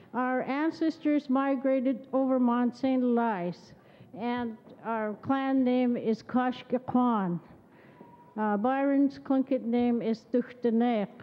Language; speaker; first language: English; native; English